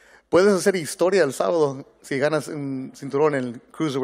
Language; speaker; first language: Spanish; non-native, learner; English